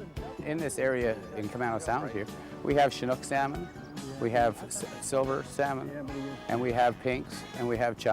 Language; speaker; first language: English; native; English